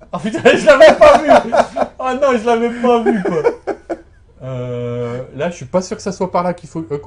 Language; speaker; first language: French; native; French